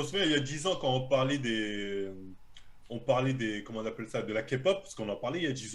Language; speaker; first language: French; native; French